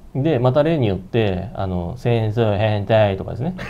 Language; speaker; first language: Japanese; native; Japanese